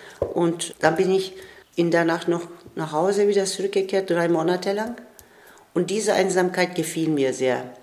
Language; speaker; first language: German; non-native, fluent; Turkish